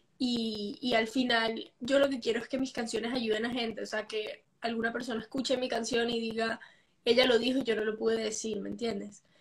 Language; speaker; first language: Spanish; early bilingual, heritage; Spanish